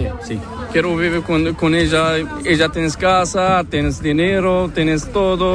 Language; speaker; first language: Spanish; non-native, learner; Arabic